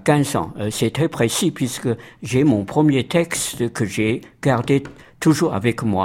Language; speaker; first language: French; non-native, fluent; Chinese